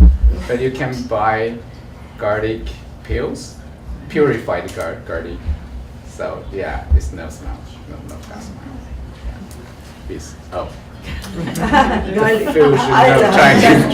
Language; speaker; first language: English; non-native, learner; Chinese